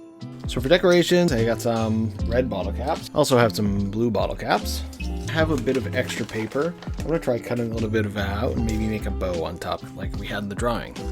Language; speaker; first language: English; native; English